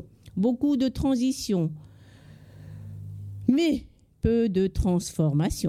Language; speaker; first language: French; non-native, local second language; Malagasy